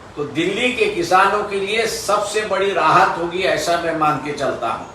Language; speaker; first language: Hindi; non-native, local second language; Marathi